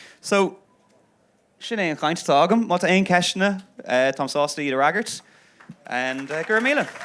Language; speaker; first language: Irish; non-native, local second language; English